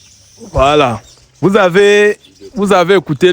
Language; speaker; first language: French; native; French